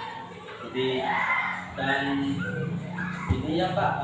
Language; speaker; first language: Indonesian; native; Indonesian